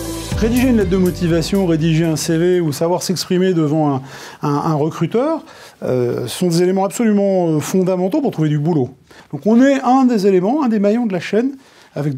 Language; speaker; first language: French; native; French